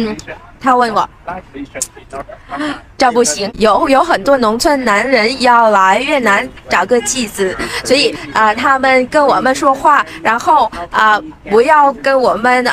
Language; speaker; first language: Chinese; non-native, learner; Vietnamese